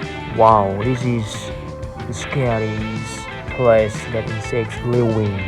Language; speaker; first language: English; non-native, learner; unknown